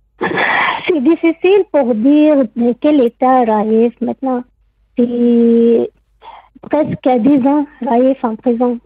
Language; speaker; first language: French; non-native, learner; Arabic